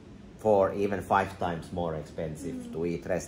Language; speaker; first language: English; non-native, fluent; Finnish